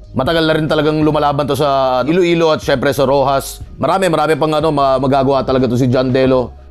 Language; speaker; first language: Filipino; native; Filipino